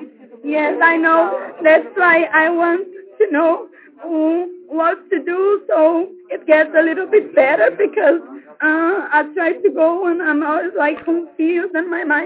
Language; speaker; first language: English; non-native, fluent; Dutch